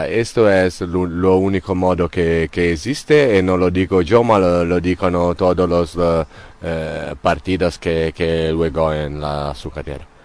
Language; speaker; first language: Spanish; non-native, learner; Italian